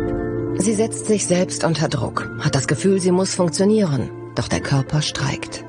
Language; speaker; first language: German; native; German